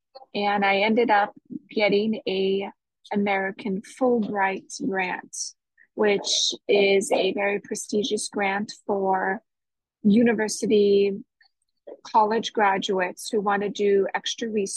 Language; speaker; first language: English; native; English